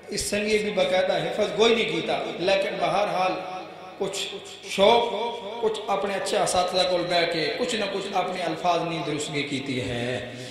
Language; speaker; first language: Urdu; non-native, local second language; Punjabi